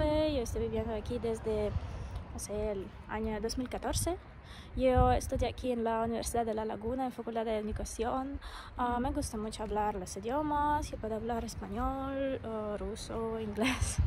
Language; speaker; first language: Spanish; non-native, fluent; Russian